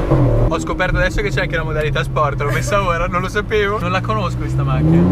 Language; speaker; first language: Italian; native; Italian